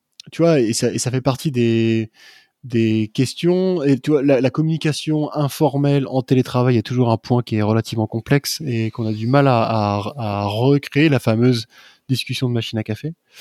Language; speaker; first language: French; native; French